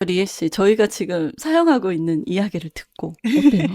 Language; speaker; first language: Korean; native; Korean